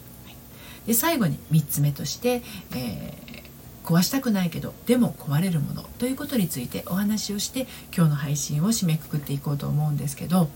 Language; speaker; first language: Japanese; native; Japanese